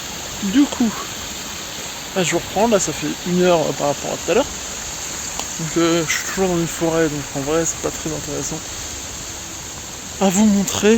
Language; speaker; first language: French; native; French